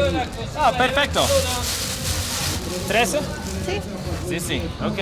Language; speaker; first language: Spanish; non-native, learner; English